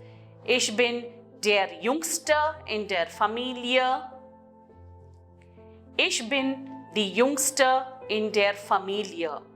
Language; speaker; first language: German; non-native, fluent; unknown